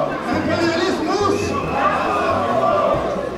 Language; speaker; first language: German; non-native, fluent; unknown